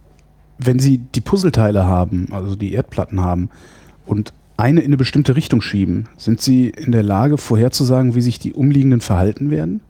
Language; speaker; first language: German; native; German